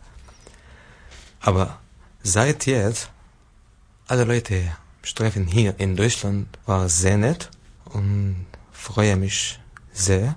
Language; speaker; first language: German; non-native, learner; Arabic